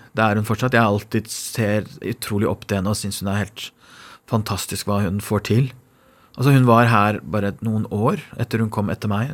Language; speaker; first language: Norwegian; non-native, fluent; Persian